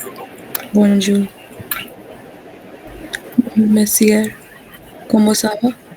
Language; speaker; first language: French; non-native, learner; Hindi